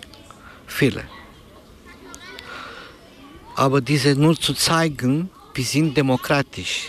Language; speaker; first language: German; non-native, learner; Romanian